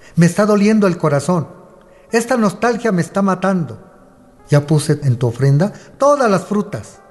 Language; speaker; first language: Spanish; native; Spanish